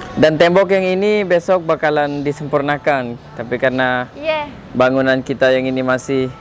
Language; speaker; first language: Indonesian; native; Indonesian